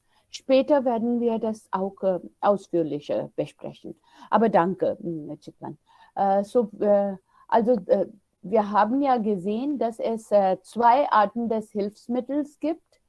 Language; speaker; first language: German; non-native, fluent; Hindi